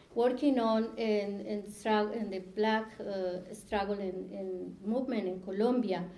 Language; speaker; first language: English; non-native, fluent; Spanish